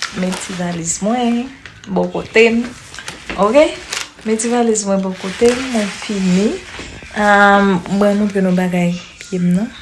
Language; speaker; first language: French; non-native, learner; Haitian Creole